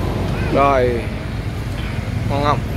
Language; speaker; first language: Vietnamese; native; Vietnamese